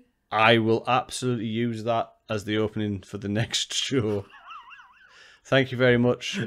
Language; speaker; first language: English; native; English